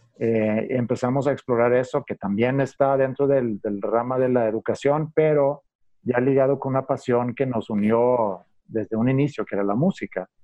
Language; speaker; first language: Spanish; non-native, fluent; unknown